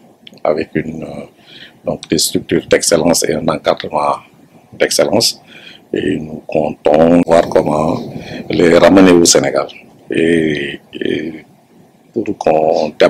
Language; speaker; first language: French; non-native, local second language; Wolof